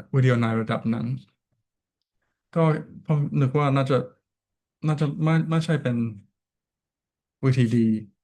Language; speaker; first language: Thai; non-native, learner; English